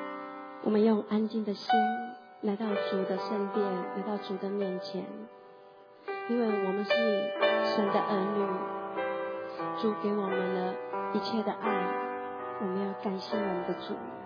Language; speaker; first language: Chinese; native; Chinese